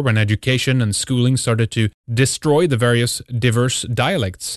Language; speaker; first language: English; non-native, fluent; Swedish